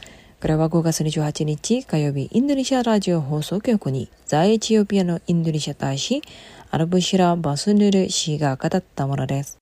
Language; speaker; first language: Japanese; non-native, fluent; Indonesian